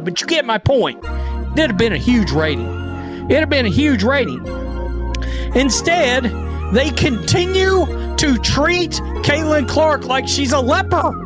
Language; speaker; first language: English; native; English